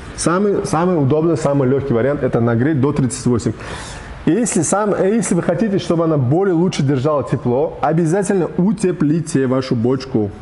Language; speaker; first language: Russian; non-native, local second language; Uzbek